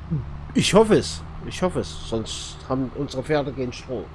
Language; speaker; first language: German; native; German